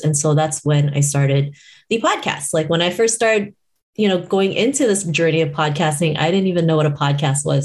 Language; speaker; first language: English; native; English